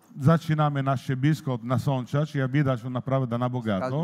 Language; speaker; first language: Polish; non-native, learner; Italian